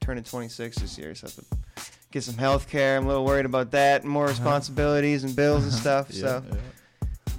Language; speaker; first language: English; native; English